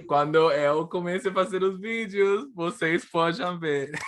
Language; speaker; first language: Portuguese; non-native, learner; English